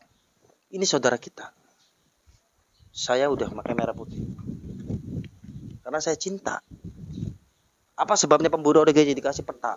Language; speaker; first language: Indonesian; native; Indonesian